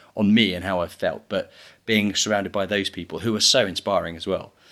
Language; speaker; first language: English; native; English